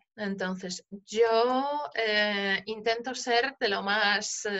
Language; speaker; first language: Spanish; non-native, fluent; Polish